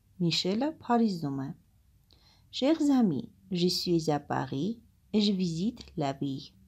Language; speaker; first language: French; non-native, fluent; Armenian